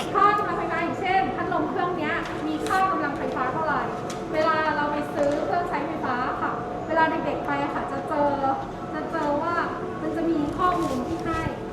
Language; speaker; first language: Thai; native; Thai